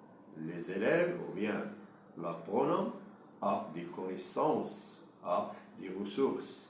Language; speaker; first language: French; non-native, local second language; Arabic